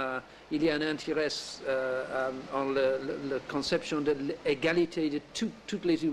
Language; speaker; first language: French; non-native, learner; English